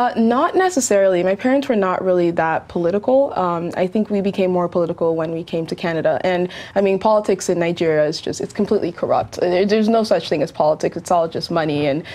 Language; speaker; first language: English; early bilingual, other home language; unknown